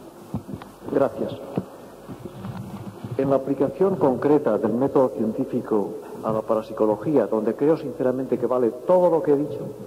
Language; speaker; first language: Spanish; native; Spanish